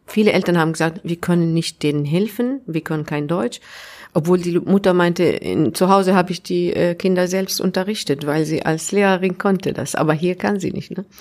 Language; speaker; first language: German; non-native, fluent; Arabic